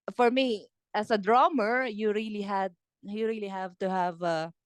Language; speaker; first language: English; non-native, local second language; Filipino